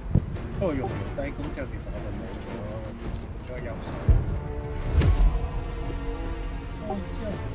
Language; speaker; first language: Chinese; native; Chinese